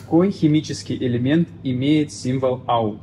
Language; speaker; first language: Russian; non-native, learner; Chinese